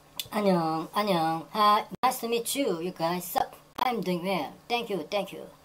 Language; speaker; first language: English; non-native, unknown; Korean